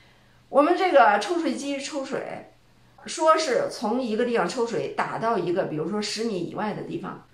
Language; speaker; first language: Chinese; native; Chinese